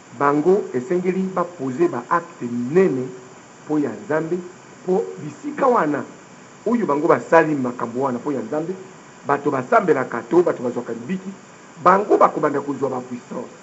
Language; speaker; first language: Lingala; native; Lingala